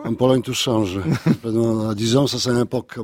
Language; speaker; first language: French; non-native, learner; Polish